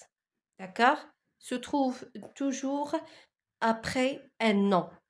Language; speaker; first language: French; non-native, local second language; Arabic